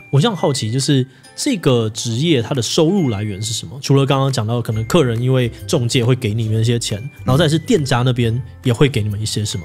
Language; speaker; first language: Chinese; native; Chinese